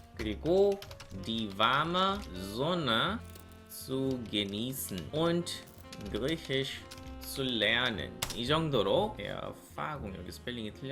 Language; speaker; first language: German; non-native, fluent; Korean